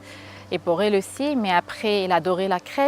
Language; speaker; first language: French; non-native, learner; Arabic